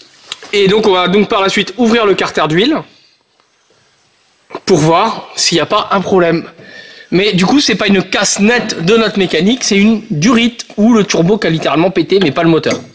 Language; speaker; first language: French; native; French